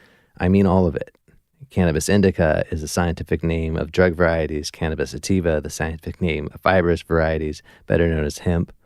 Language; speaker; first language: English; native; English